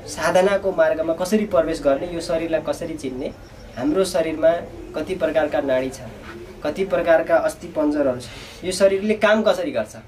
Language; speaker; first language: Nepali; native; Nepali